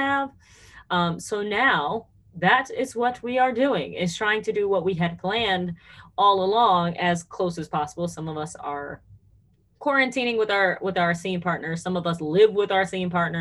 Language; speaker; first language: English; native; English